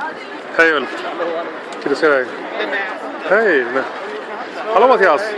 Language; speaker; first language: Swedish; native; Swedish